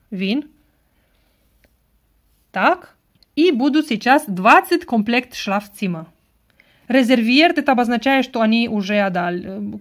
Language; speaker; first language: Russian; non-native, learner; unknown